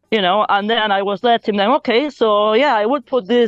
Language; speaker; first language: English; non-native, fluent; Spanish